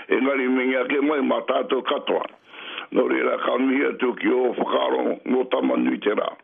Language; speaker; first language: Māori; native; Māori